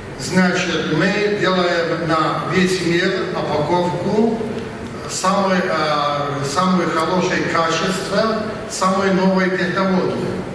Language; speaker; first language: Russian; non-native, learner; Polish